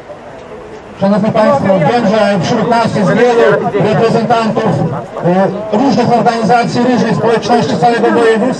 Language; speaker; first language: Polish; native; Polish